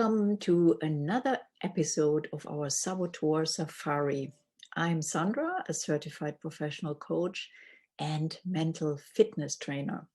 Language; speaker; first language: English; non-native, fluent; German